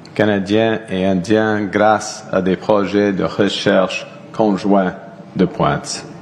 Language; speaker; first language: French; non-native, local second language; English